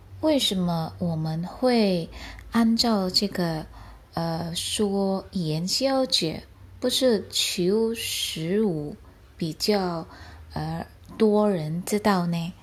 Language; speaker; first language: Chinese; non-native, learner; Indonesian